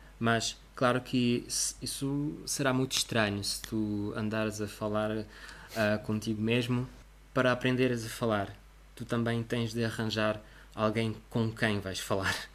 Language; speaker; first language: Portuguese; non-native, fluent; Russian